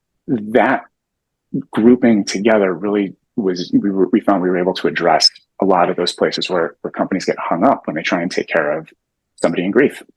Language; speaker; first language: English; native; English